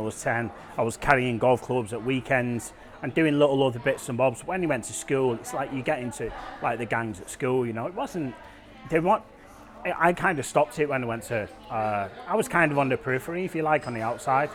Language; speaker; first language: English; native; English